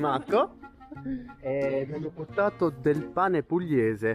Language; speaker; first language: Italian; native; Italian